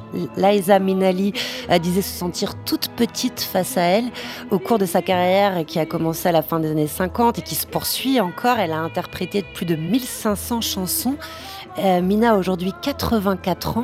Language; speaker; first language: French; native; French